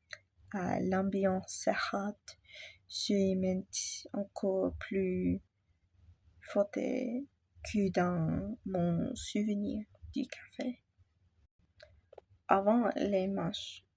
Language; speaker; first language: French; non-native, learner; English